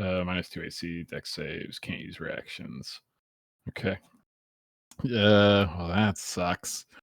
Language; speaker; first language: English; native; English